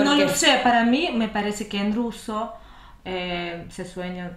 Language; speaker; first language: Spanish; non-native, learner; Russian